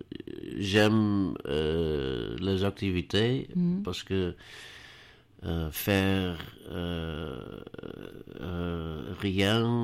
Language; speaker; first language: French; non-native, learner; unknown